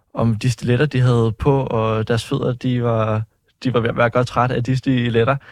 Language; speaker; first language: Danish; native; Danish